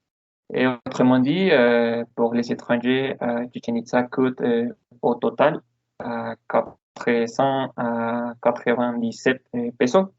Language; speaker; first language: French; non-native, learner; Spanish